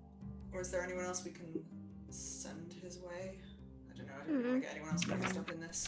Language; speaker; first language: English; native; English